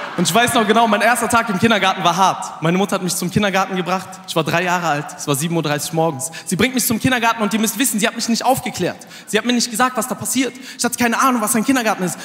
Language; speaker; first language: German; early bilingual, other home language; Arabic